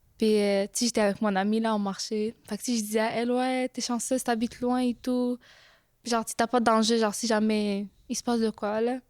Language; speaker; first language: French; early bilingual, other home language; Arabic